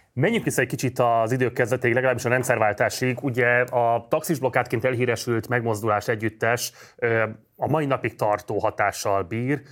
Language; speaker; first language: Hungarian; native; Hungarian